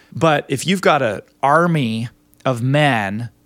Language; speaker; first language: English; native; English